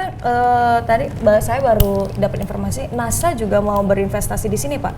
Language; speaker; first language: Indonesian; native; Indonesian